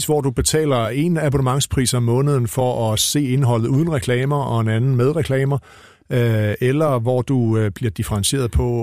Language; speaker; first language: Danish; native; Danish